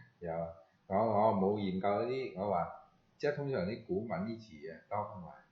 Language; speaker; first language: Cantonese; early bilingual, heritage; Cantonese